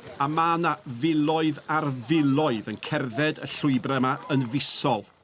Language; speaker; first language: Welsh; native; Welsh